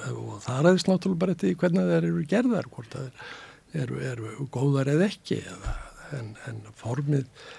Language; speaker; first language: Icelandic; native; Icelandic